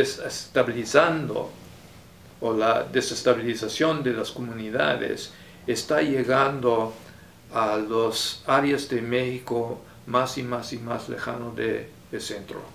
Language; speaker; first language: Spanish; non-native, fluent; English